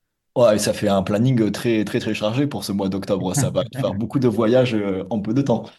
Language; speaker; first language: French; native; French